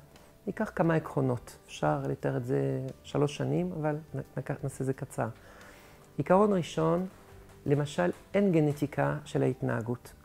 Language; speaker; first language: Hebrew; non-native, fluent; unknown